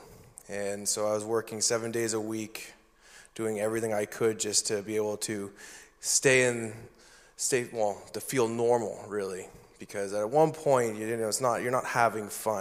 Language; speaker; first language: English; native; English